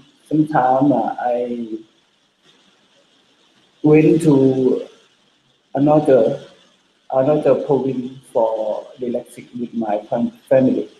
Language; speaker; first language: English; non-native, learner; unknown